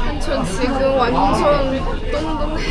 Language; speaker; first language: Korean; non-native, learner; Chinese